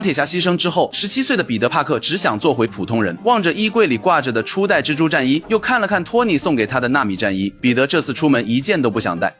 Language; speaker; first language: Chinese; native; Chinese